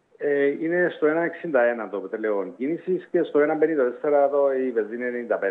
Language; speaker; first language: Greek; native; Greek